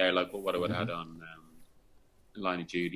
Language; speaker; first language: English; native; English